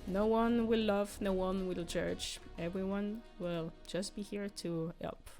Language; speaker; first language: English; non-native, fluent; French